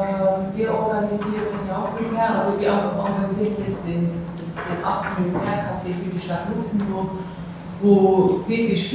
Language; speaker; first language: German; non-native, local second language; Luxembourgish